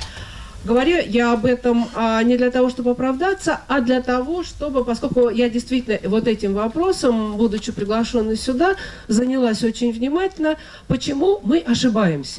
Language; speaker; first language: Russian; native; Russian